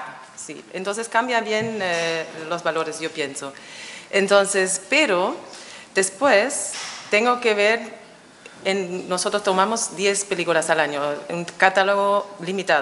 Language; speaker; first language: Spanish; non-native, fluent; German